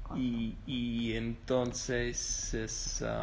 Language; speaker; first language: Spanish; non-native, learner; English